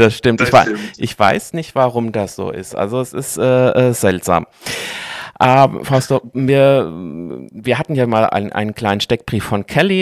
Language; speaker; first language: German; native; German